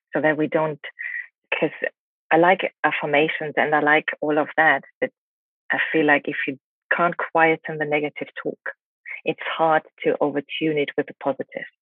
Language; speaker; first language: English; non-native, fluent; German